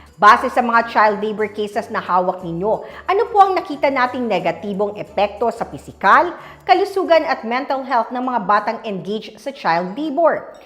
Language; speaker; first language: Filipino; native; Filipino